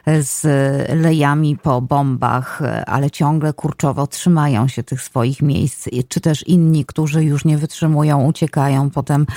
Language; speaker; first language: Polish; native; Polish